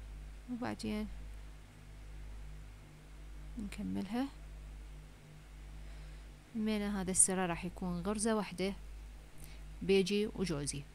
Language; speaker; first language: Arabic; native; Arabic